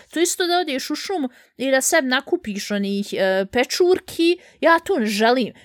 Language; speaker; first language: Bosnian; early bilingual, heritage; Bosnian